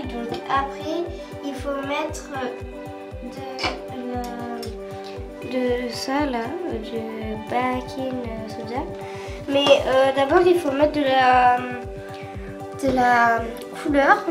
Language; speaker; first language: French; native; French